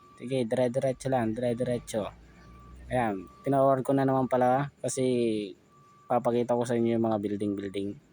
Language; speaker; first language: Filipino; non-native, local second language; Pampanga